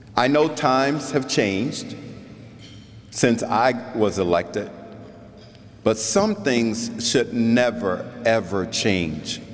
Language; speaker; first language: English; native; English